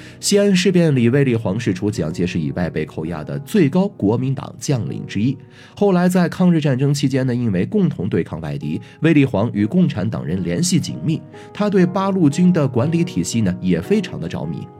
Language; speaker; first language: Chinese; native; Chinese